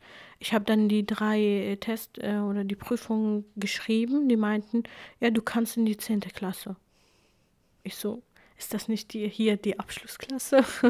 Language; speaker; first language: German; non-native, fluent; Kurdish